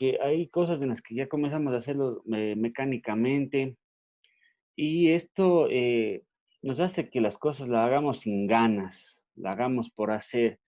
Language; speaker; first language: Spanish; native; Spanish